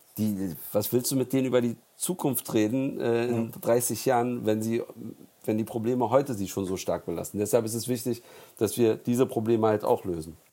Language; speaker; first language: German; early bilingual, other home language; Turkish